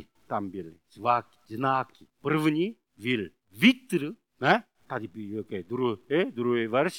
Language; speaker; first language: Czech; non-native, learner; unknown